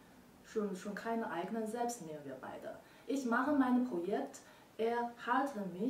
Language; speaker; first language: German; non-native, learner; Chinese